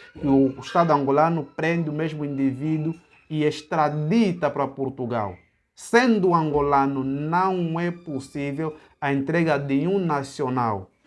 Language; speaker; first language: Portuguese; native; Portuguese